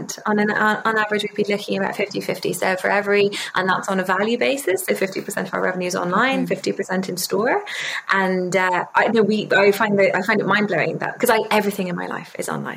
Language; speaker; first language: English; native; English